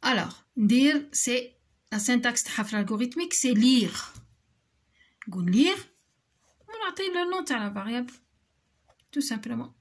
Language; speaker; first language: French; non-native, local second language; Arabic